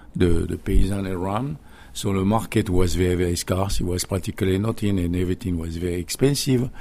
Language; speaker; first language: English; non-native, learner; French